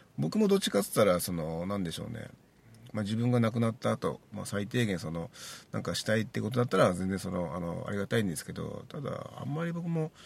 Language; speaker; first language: Japanese; native; Japanese